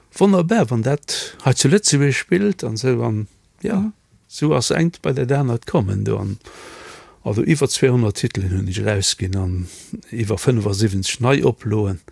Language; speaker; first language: Luxembourgish; native; Luxembourgish